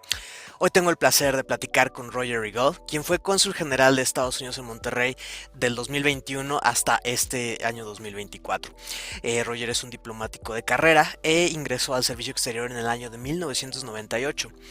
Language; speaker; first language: Spanish; native; Spanish